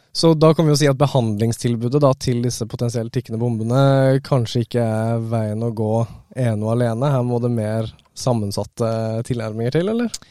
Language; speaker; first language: Norwegian; native; Norwegian